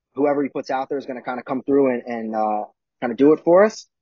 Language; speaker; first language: English; native; English